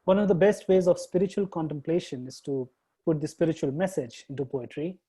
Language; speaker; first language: English; non-native, local second language; Hindi